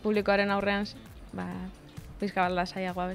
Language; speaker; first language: Basque; non-native, local second language; Spanish